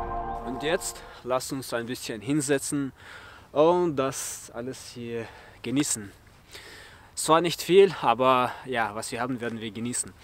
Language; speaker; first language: German; early bilingual, other home language; Chechen